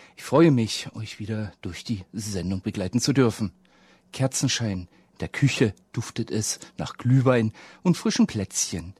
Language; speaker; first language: German; native; German